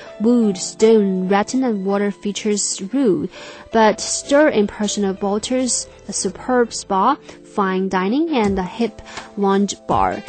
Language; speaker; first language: English; non-native, fluent; Chinese